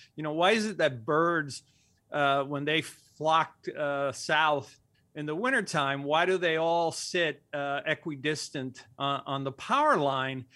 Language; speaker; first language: English; early bilingual, other home language; Spanish